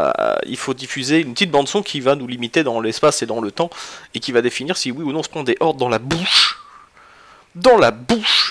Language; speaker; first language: French; native; French